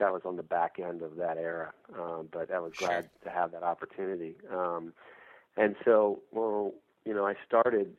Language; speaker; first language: English; native; English